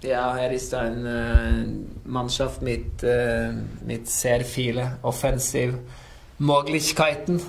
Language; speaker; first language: German; non-native, learner; Norwegian